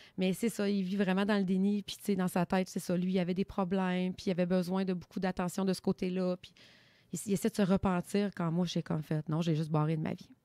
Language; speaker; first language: French; native; French